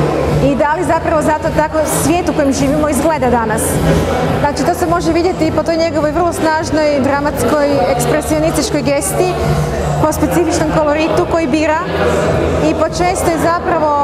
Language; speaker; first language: Croatian; native; Croatian